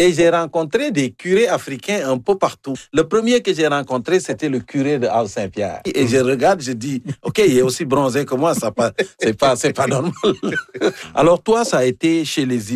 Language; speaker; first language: French; native; French